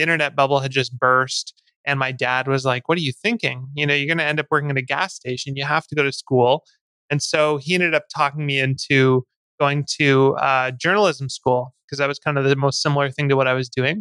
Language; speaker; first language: English; native; English